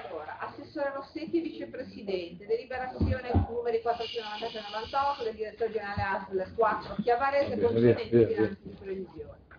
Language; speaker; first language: Italian; native; Italian